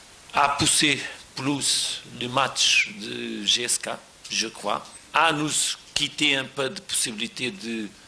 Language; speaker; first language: French; non-native, fluent; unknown